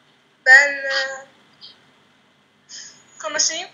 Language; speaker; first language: Turkish; non-native, learner; Arabic